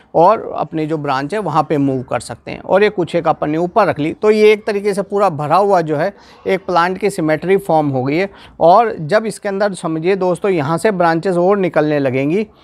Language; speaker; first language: Hindi; non-native, local second language; Gujarati